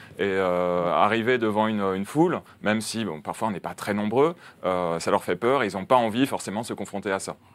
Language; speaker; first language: French; native; French